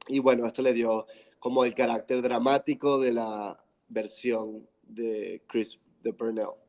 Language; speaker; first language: Spanish; non-native, fluent; English